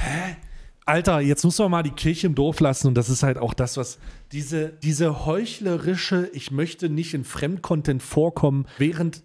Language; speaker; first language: German; native; German